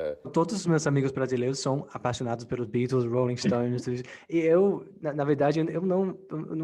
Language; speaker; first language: Portuguese; non-native, fluent; English